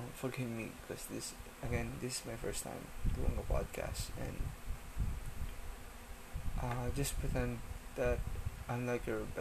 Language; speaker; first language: English; non-native, local second language; Filipino